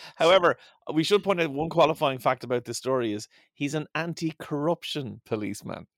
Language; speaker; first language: English; native; English